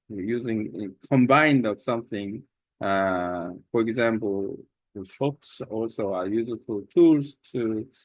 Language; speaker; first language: English; non-native, learner; Korean